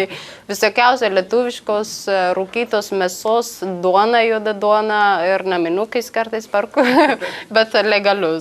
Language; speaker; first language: Lithuanian; non-native, learner; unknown